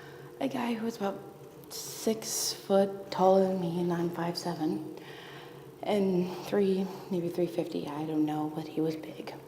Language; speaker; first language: English; native; English